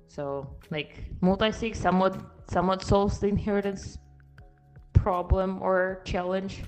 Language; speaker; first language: English; non-native, fluent; Russian